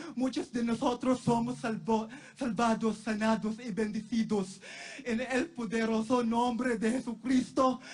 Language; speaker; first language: Spanish; non-native, learner; Filipino